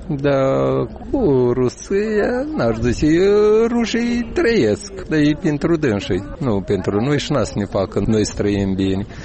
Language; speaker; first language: Romanian; native; Romanian